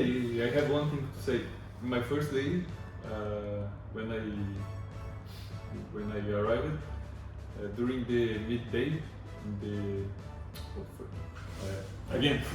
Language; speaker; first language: English; non-native, learner; Portuguese